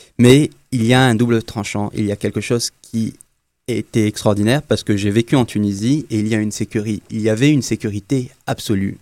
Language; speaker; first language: French; non-native, local second language; Arabic